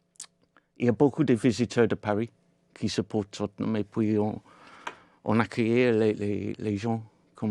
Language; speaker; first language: French; non-native, fluent; English